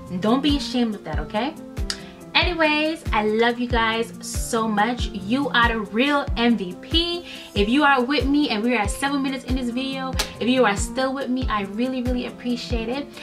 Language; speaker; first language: English; early bilingual, other home language; Dutch